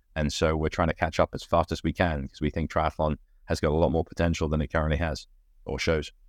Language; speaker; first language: English; native; English